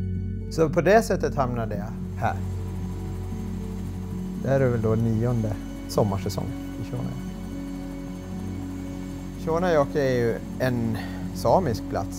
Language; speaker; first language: Swedish; native; Swedish